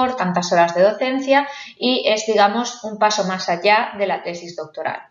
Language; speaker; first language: Spanish; native; Spanish